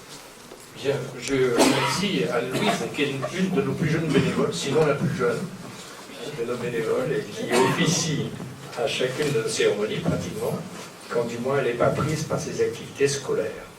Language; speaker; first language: French; native; French